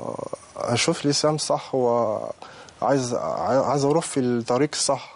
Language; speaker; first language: Arabic; non-native, learner; French